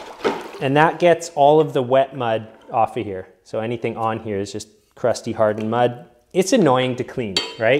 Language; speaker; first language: English; native; English